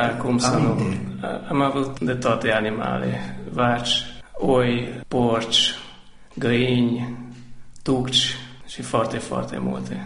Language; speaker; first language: Romanian; non-native, local second language; Hungarian